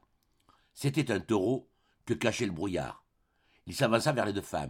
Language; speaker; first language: French; native; French